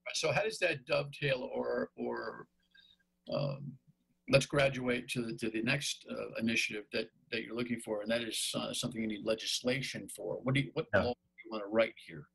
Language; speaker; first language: English; native; English